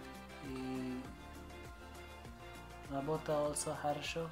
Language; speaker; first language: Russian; non-native, learner; Malayalam